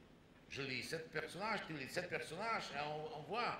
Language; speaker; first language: French; non-native, fluent; Czech